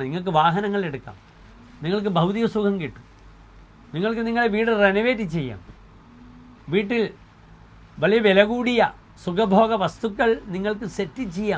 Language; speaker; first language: Malayalam; native; Malayalam